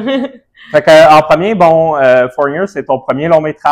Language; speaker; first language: French; native; French